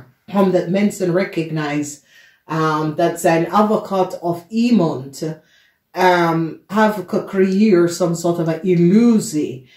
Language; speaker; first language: Dutch; non-native, fluent; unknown